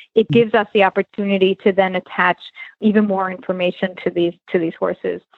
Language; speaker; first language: English; native; English